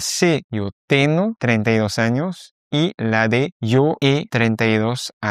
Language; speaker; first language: Spanish; non-native, fluent; French